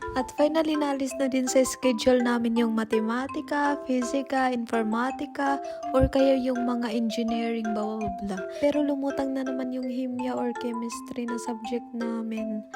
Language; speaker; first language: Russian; non-native, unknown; Waray